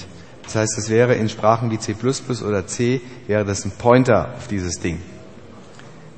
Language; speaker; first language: German; native; German